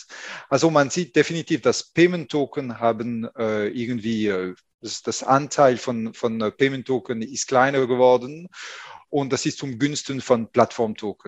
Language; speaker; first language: German; non-native, fluent; French